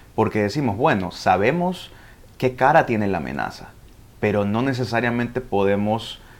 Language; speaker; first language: Spanish; early bilingual, heritage; Spanish